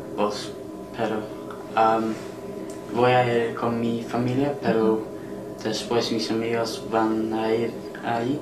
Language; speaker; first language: Spanish; non-native, learner; English